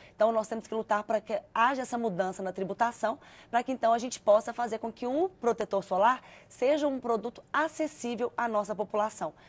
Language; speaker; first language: Portuguese; native; Portuguese